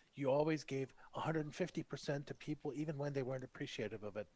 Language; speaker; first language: English; non-native, fluent; German